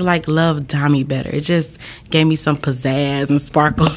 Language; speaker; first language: English; native; English